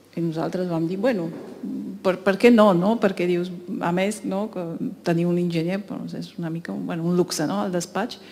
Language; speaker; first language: Catalan; non-native, fluent; Romanian